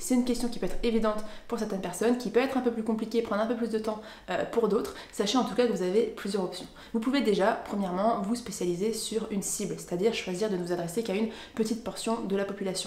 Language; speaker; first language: French; native; French